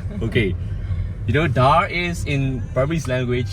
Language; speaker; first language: English; non-native, learner; Burmese